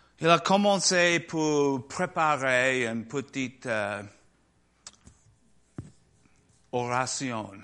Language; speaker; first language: French; non-native, learner; English